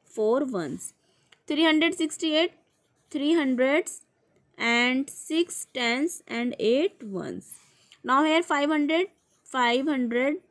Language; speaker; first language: Hindi; native; Hindi